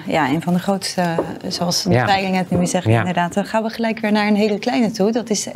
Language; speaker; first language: Dutch; native; Dutch